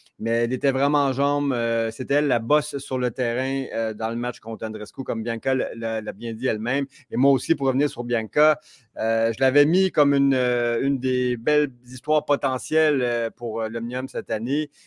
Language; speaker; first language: French; native; French